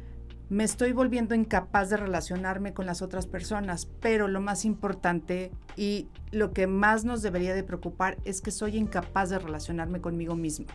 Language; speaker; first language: Spanish; native; Spanish